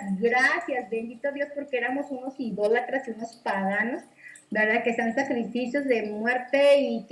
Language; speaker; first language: Spanish; native; Spanish